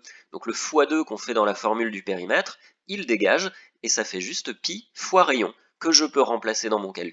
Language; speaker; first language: French; native; French